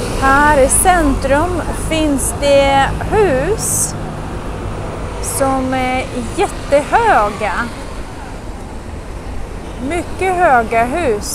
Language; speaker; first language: Swedish; non-native, fluent; Russian